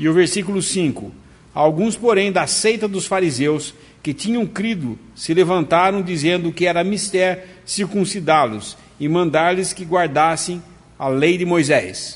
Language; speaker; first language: Portuguese; native; Portuguese